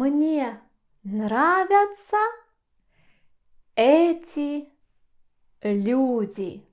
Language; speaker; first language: Russian; non-native, fluent; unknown